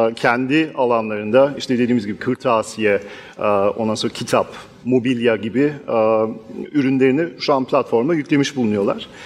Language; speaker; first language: Turkish; non-native, fluent; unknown